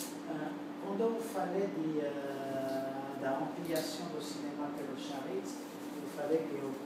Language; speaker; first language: Portuguese; non-native, learner; French